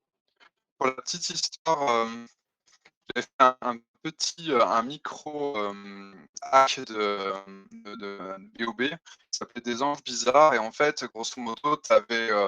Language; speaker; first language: French; native; French